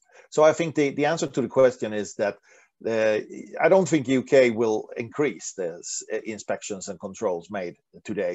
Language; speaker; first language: English; non-native, fluent; Swedish